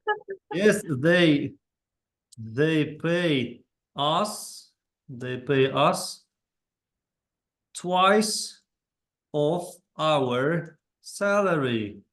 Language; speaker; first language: English; non-native, fluent; Kazakh